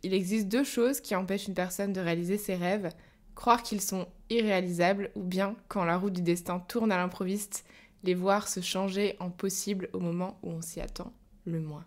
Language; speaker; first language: French; native; French